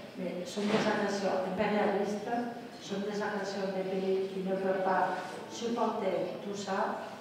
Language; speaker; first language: French; non-native, fluent; Spanish